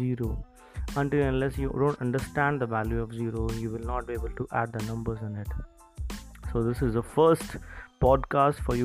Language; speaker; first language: English; non-native, local second language; Hindi